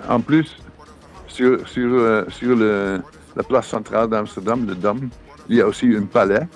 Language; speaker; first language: French; non-native, fluent; Dutch